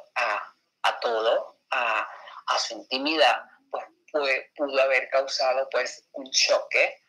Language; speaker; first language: Spanish; native; Spanish